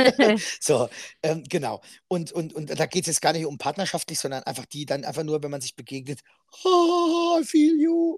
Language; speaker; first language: German; native; German